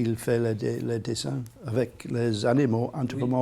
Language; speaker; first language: French; non-native, learner; English